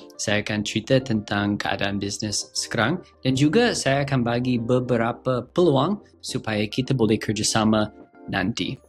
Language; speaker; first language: Malay; non-native, fluent; English